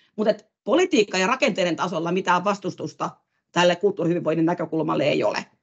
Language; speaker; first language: Finnish; native; Finnish